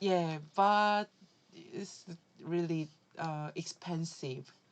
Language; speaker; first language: English; non-native, learner; Korean